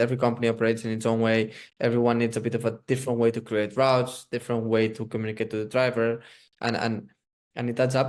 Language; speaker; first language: English; non-native, fluent; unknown